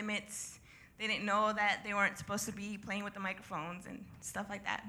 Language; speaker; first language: English; native; English